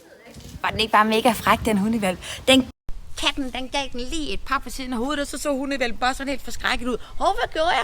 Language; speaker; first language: Danish; native; Danish